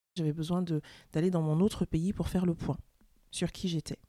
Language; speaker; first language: French; native; French